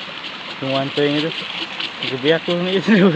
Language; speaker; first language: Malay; non-native, local second language; Sundanese